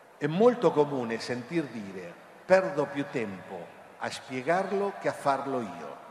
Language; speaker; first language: Italian; non-native, fluent; Spanish